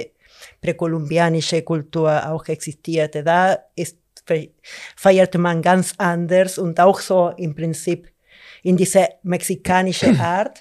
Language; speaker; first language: German; non-native, fluent; Spanish